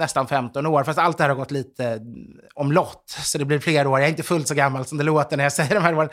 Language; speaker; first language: Swedish; native; Swedish